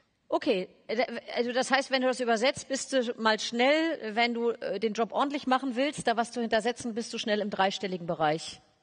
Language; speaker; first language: German; native; German